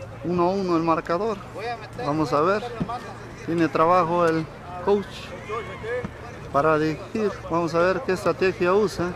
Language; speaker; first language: Spanish; native; Spanish